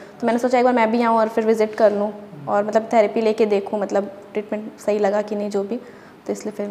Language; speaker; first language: Hindi; native; Hindi